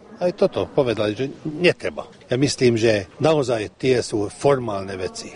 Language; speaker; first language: Slovak; early bilingual, heritage; Slovak